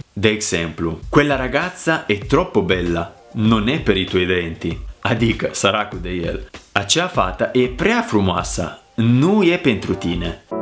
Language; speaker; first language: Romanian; non-native, fluent; Italian